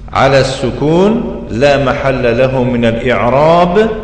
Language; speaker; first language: Arabic; non-native, fluent; Persian